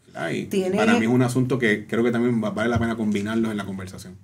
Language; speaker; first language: Spanish; native; Spanish